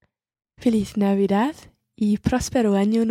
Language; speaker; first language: Spanish; non-native, learner; English